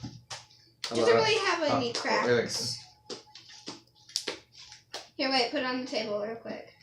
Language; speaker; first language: English; native; English